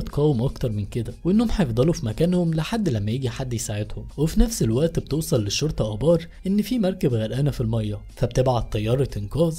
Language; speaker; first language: Arabic; native; Arabic